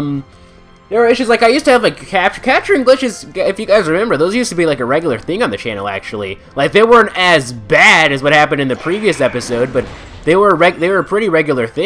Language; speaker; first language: English; native; English